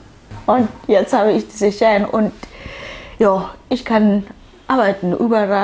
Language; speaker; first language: German; non-native, fluent; Tswana